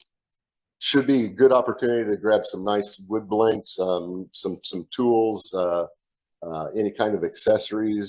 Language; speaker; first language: English; native; English